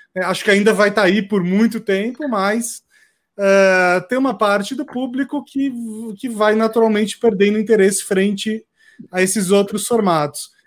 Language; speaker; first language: Portuguese; native; Portuguese